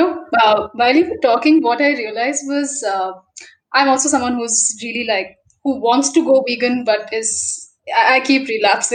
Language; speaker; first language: English; non-native, local second language; Bangla